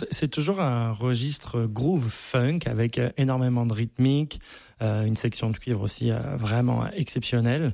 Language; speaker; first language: French; native; French